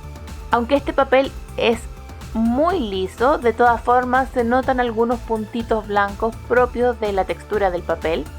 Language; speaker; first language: Spanish; native; Spanish